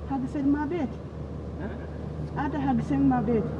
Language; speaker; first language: Arabic; non-native, learner; Amharic